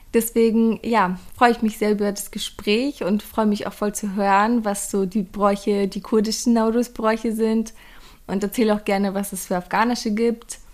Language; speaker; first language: German; early bilingual, other home language; Persian